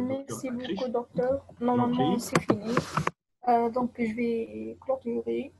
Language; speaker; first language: French; non-native, local second language; Arabic